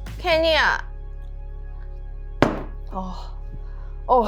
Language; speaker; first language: Thai; non-native, learner; Korean